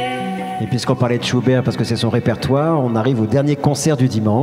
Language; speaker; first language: French; native; French